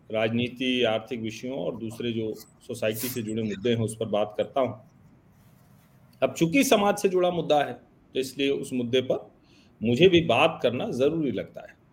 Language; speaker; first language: Hindi; native; Hindi